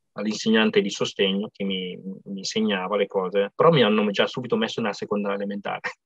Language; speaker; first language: Italian; early bilingual, other home language; Vietnamese